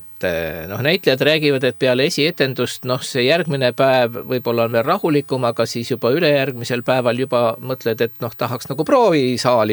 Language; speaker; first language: Estonian; native; Estonian